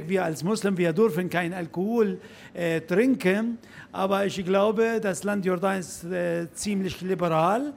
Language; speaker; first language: German; non-native, fluent; Arabic